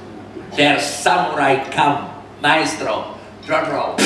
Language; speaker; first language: German; non-native, fluent; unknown